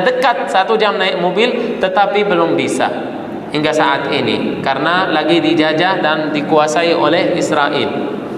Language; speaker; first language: Indonesian; non-native, fluent; Arabic